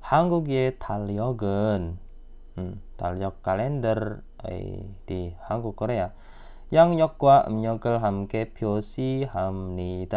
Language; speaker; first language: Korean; non-native, fluent; Indonesian